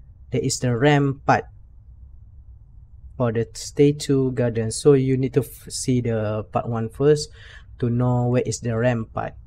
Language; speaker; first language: English; non-native, local second language; Malay